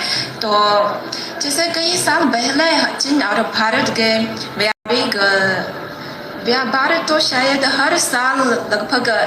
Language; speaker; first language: Hindi; non-native, fluent; Chinese